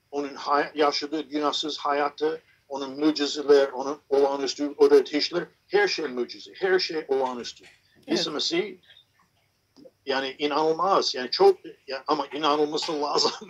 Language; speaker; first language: Turkish; non-native, fluent; English